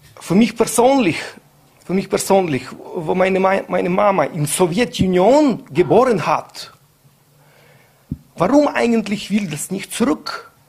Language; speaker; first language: German; non-native, learner; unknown